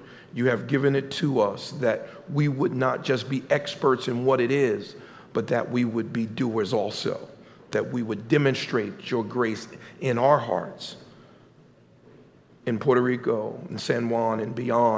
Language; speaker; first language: English; native; English